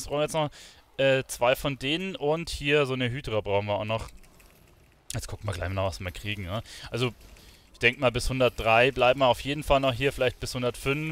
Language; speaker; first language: German; native; German